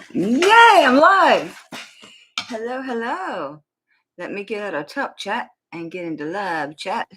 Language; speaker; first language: English; native; English